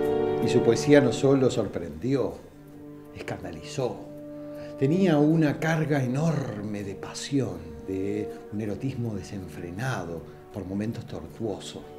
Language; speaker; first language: Spanish; native; Spanish